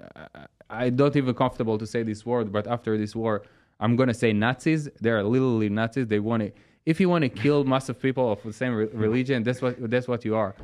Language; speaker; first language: English; non-native, fluent; Hebrew